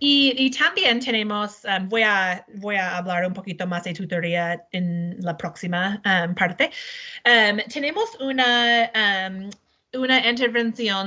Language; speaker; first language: Spanish; non-native, learner; English